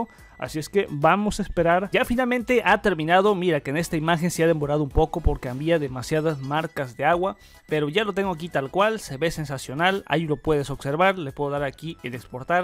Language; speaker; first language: Spanish; native; Spanish